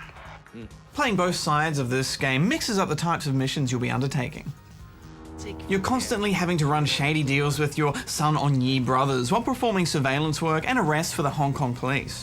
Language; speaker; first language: English; native; English